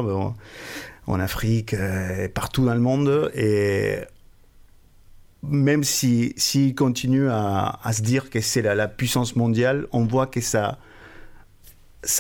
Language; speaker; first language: French; non-native, fluent; Spanish